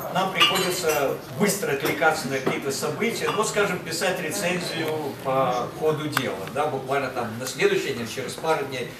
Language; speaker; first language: Russian; native; Russian